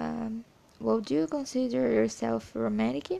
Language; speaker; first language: English; non-native, learner; Portuguese